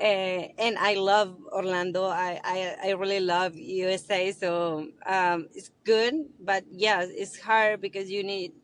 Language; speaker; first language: English; non-native, learner; Spanish